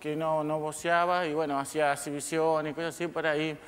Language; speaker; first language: Spanish; native; Spanish